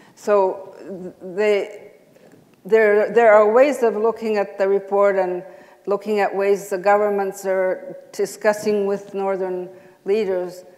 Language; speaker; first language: English; native; English